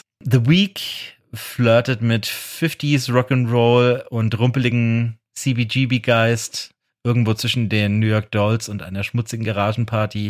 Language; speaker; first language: German; native; German